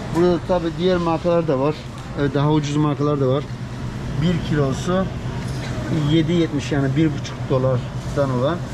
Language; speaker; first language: Turkish; native; Turkish